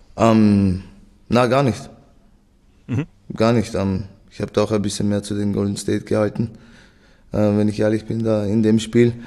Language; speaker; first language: German; native; German